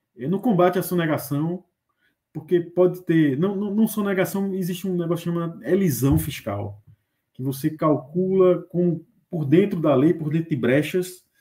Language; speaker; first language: Portuguese; native; Portuguese